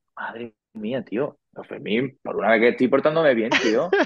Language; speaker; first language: Spanish; native; Spanish